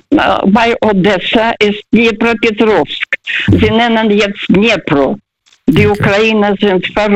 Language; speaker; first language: German; early bilingual, other home language; Russian